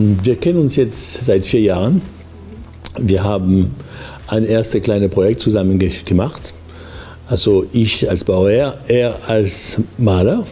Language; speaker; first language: German; non-native, local second language; French